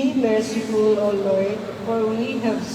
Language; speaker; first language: English; non-native, local second language; Filipino